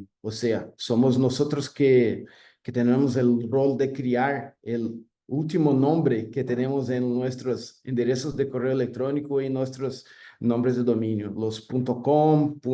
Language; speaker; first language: Spanish; non-native, fluent; Portuguese